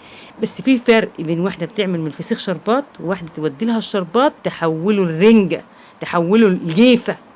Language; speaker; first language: Arabic; native; Arabic